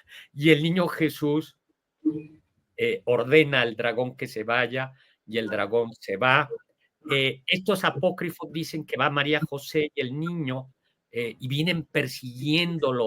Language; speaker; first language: Spanish; native; Spanish